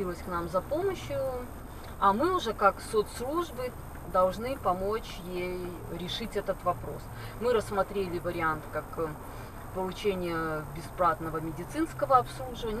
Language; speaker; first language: Russian; native; Russian